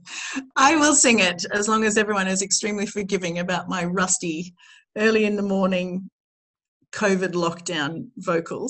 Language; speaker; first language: English; native; English